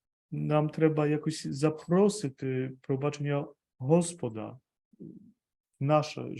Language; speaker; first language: Ukrainian; non-native, fluent; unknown